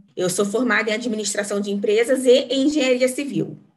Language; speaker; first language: Portuguese; native; Portuguese